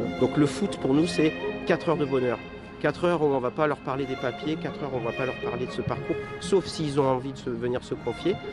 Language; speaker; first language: French; native; French